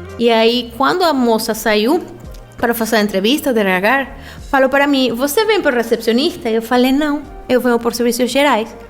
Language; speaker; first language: Portuguese; non-native, fluent; Spanish